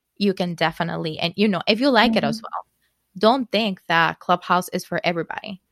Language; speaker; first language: English; non-native, fluent; Spanish